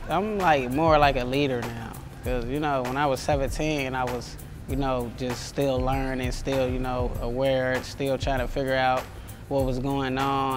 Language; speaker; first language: English; native; English